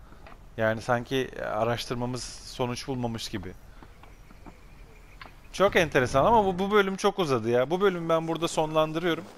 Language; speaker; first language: Turkish; native; Turkish